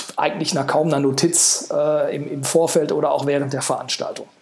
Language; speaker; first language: German; native; German